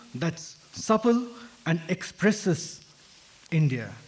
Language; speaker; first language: English; non-native, local second language; Hindi